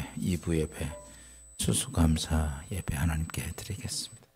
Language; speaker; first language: Korean; native; Korean